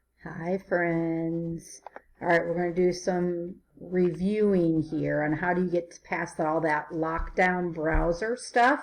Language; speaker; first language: English; native; English